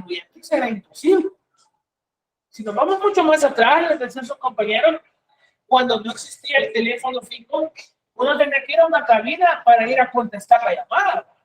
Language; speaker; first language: Spanish; native; Spanish